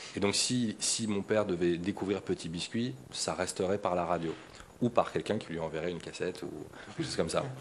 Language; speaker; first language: French; native; French